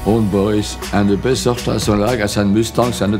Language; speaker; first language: German; non-native, fluent; French